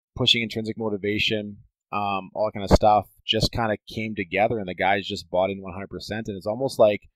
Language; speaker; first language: English; native; English